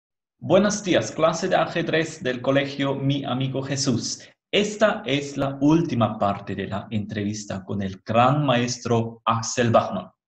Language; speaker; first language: Spanish; non-native, fluent; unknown